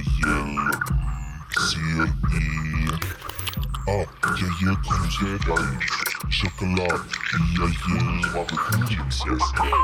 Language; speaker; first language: Russian; non-native, learner; German